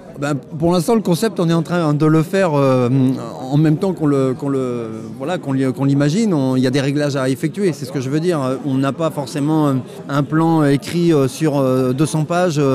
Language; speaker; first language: French; native; French